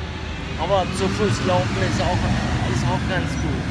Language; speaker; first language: German; early bilingual, other home language; Turkish